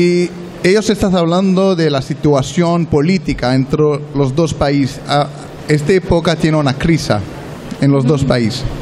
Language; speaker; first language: Spanish; non-native, learner; French